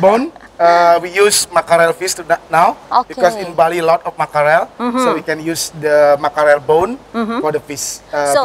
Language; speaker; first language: English; non-native, learner; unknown